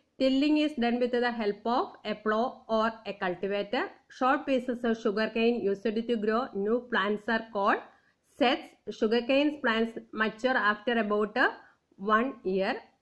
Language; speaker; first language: English; non-native, local second language; Malayalam